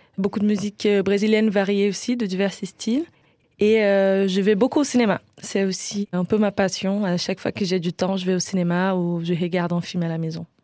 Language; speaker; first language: French; non-native, fluent; Portuguese